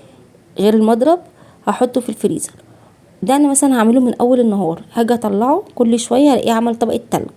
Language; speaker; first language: Arabic; native; Arabic